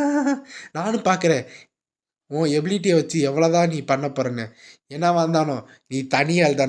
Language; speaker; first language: Tamil; native; Tamil